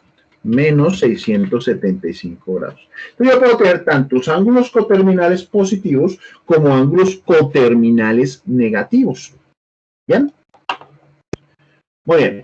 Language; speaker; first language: Spanish; native; Spanish